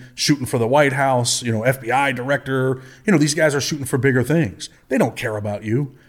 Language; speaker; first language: English; native; English